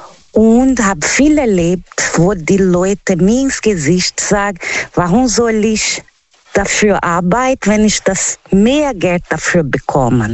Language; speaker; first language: German; non-native, learner; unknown